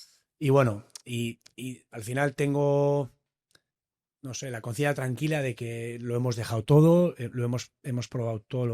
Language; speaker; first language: Spanish; native; Spanish